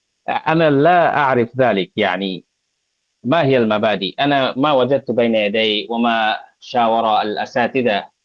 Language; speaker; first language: Arabic; non-native, fluent; Bangla